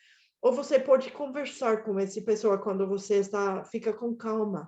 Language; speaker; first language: Portuguese; non-native, fluent; Spanish